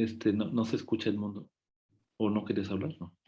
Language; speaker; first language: Spanish; native; Spanish